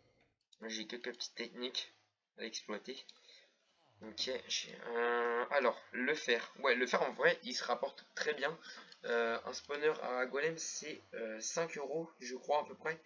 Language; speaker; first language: French; native; French